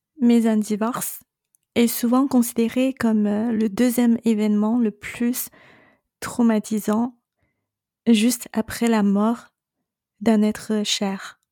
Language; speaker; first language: French; non-native, fluent; Chinese